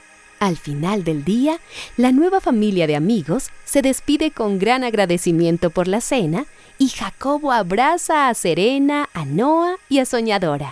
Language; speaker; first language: Spanish; native; Spanish